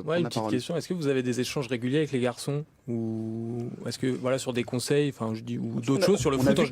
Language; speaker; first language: French; native; French